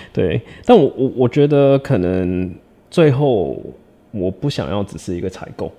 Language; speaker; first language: Chinese; non-native, fluent; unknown